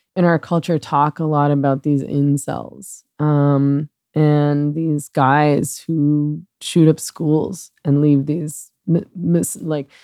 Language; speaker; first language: English; native; English